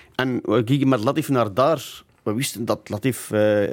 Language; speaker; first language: Dutch; non-native, fluent; Kurdish